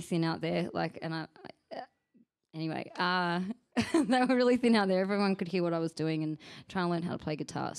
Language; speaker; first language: English; native; English